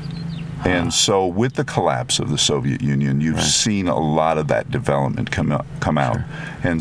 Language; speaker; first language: English; non-native, fluent; French